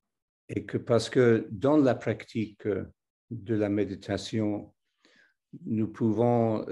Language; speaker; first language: French; non-native, fluent; English